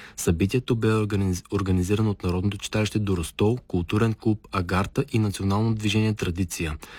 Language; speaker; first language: Bulgarian; native; Bulgarian